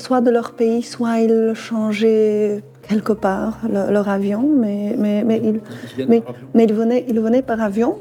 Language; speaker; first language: French; non-native, fluent; Polish